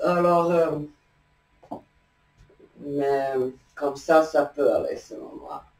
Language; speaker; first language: French; non-native, fluent; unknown